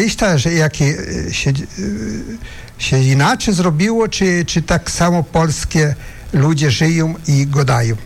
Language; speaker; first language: Polish; early bilingual, heritage; Polish